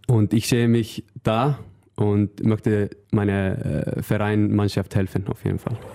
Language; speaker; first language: German; non-native, learner; Icelandic